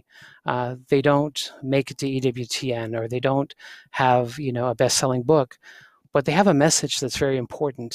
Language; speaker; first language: English; native; English